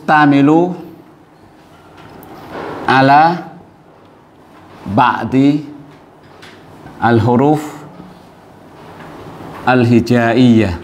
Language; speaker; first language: Arabic; non-native, fluent; Western Cham